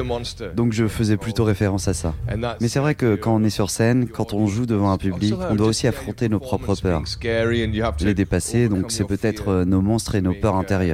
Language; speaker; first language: French; native; French